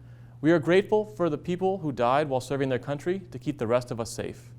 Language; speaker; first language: English; native; English